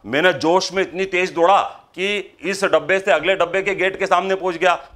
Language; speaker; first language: Hindi; native; Hindi